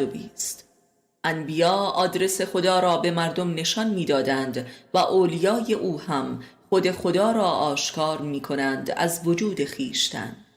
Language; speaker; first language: Persian; native; Persian